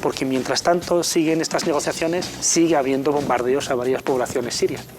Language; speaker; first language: Spanish; native; Spanish